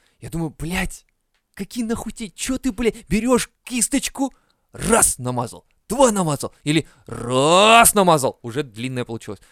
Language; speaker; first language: Russian; native; Russian